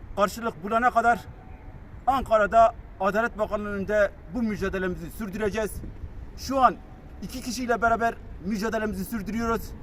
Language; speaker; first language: Turkish; non-native, local second language; Kurdish